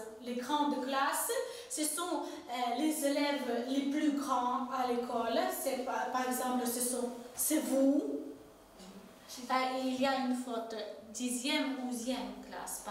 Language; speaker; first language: French; non-native, fluent; Ukrainian